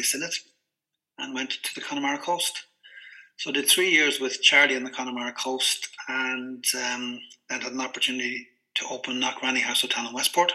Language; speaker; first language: English; native; English